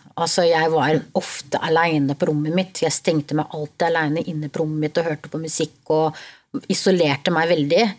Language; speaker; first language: Norwegian; early bilingual, other home language; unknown